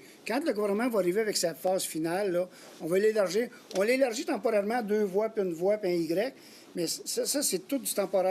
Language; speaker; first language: French; native; French